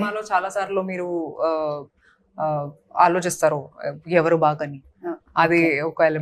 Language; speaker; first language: Telugu; non-native, fluent; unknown